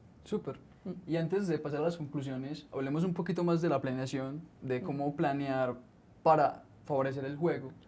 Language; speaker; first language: Spanish; native; Spanish